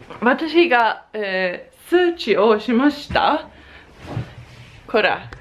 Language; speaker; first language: Japanese; non-native, learner; Swedish